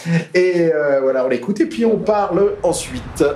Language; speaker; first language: French; native; French